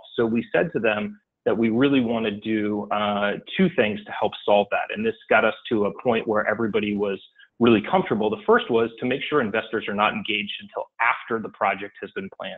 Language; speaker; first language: English; native; English